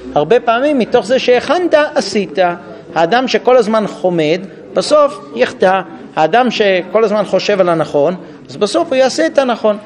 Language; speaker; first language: Hebrew; non-native, fluent; English